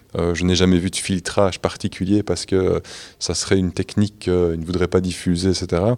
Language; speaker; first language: French; native; French